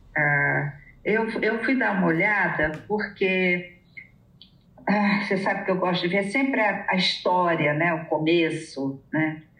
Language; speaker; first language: Portuguese; native; Portuguese